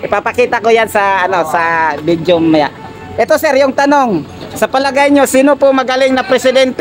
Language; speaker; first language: Filipino; non-native, local second language; Cebuano